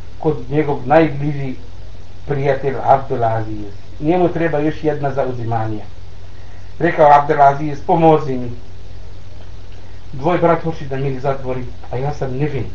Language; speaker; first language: Bosnian; non-native, learner; Arabic